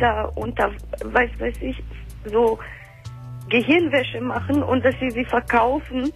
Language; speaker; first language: German; early bilingual, other home language; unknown